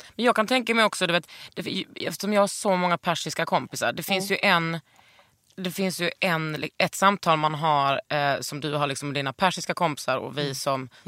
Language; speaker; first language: Swedish; native; Swedish